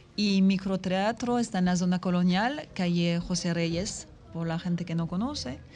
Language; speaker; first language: Spanish; non-native, fluent; French